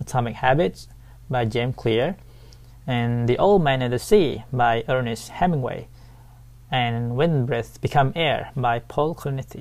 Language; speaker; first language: English; non-native, fluent; Thai